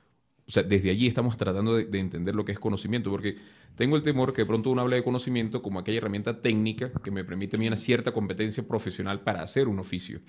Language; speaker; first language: Spanish; native; Spanish